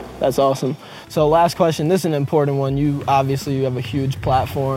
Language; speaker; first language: English; native; English